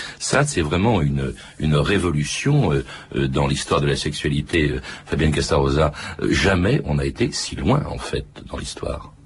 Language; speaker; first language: French; native; French